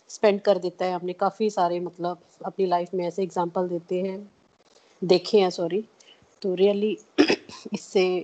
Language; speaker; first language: Hindi; non-native, local second language; Punjabi